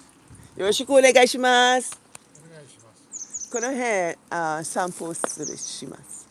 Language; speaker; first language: Japanese; non-native, learner; English